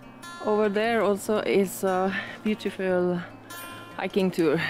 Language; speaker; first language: English; non-native, learner; Norwegian